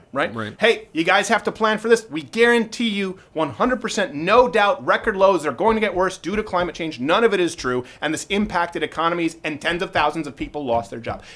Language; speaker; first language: English; native; English